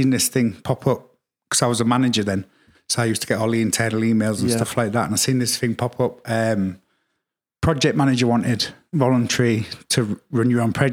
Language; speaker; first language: English; native; English